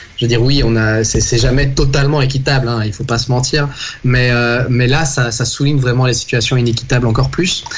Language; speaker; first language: French; native; French